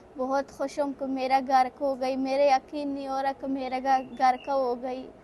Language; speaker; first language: Urdu; non-native, learner; Persian